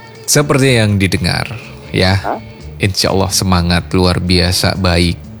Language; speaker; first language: Indonesian; native; Indonesian